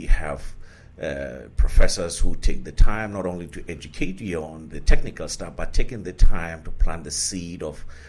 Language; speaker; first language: English; non-native, local second language; Southern Sotho